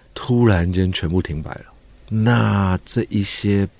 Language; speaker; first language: Chinese; native; Chinese